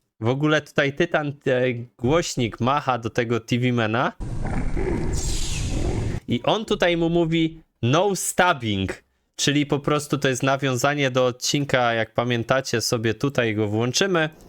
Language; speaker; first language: Polish; native; Polish